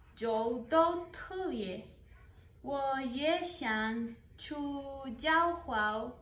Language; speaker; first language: Chinese; non-native, learner; Spanish